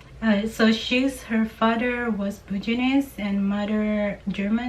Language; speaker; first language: English; non-native, fluent; Indonesian